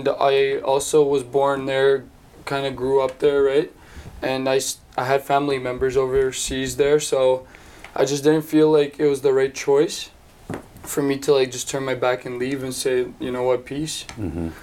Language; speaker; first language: English; native; English